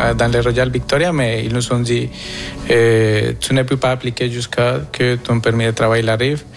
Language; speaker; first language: French; non-native, fluent; Spanish